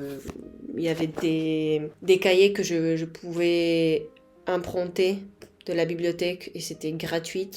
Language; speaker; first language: French; non-native, fluent; Spanish